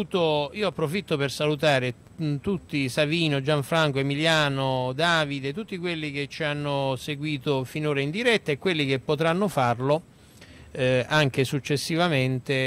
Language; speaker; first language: Italian; native; Italian